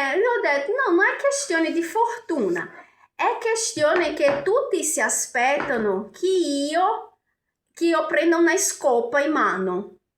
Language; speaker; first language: Italian; non-native, fluent; Portuguese